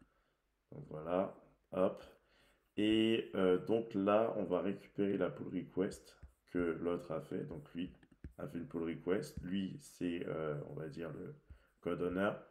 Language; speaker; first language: French; native; French